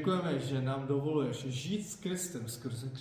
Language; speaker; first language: Czech; non-native, fluent; Korean